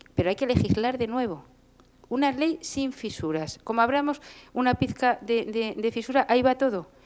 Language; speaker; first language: Spanish; native; Spanish